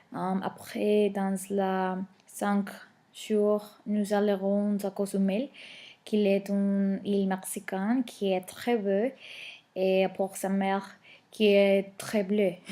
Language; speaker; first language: French; non-native, learner; Spanish